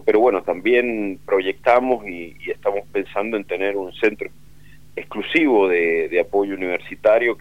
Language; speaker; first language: Spanish; native; Spanish